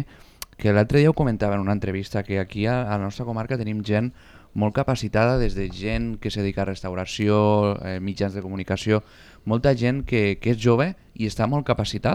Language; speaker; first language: Catalan; native; Catalan